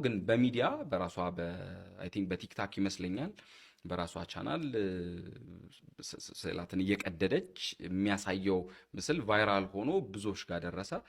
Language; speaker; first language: Amharic; native; Amharic